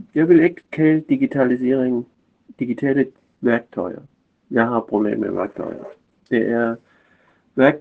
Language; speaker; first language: Danish; non-native, fluent; German